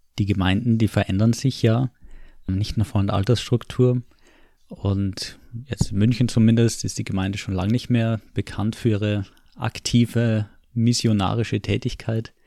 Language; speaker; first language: German; native; German